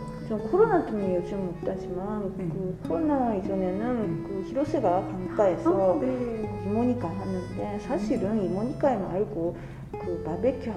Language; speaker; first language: Korean; non-native, fluent; Japanese